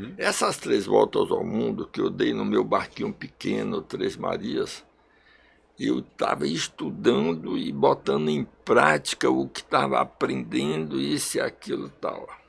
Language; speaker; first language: Portuguese; early bilingual, other home language; Russian